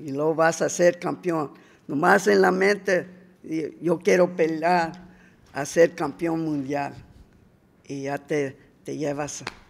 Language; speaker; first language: Spanish; early bilingual, heritage; Spanish